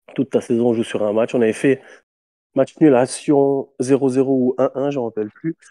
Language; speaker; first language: French; native; French